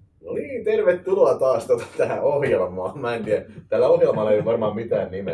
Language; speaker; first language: Finnish; native; Finnish